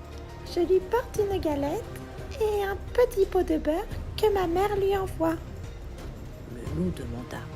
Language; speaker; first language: French; native; French